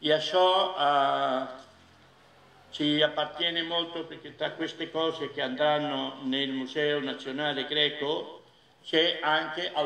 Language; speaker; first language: Italian; non-native, fluent; Catalan